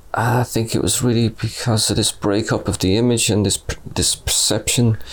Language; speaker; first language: English; native; English